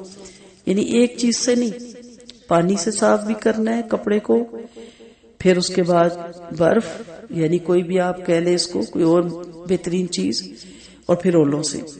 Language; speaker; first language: Urdu; native; Urdu